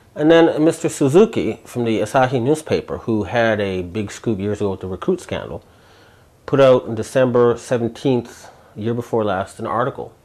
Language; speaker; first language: English; native; English